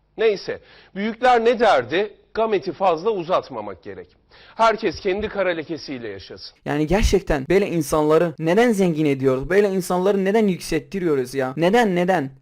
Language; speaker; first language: Turkish; non-native, local second language; Kurdish